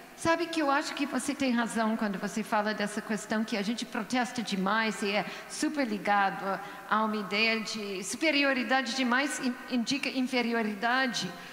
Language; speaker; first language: Portuguese; non-native, fluent; English